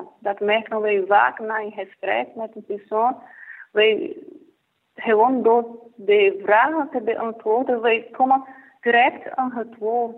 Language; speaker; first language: Dutch; non-native, fluent; Portuguese